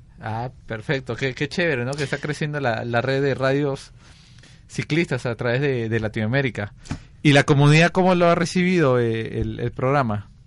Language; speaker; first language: Spanish; native; Spanish